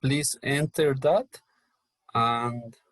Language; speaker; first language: English; non-native, learner; Spanish